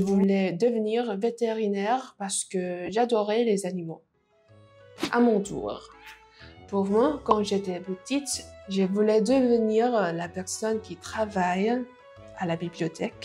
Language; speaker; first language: French; non-native, learner; Vietnamese